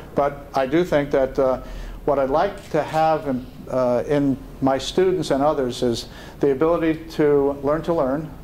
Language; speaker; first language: English; native; English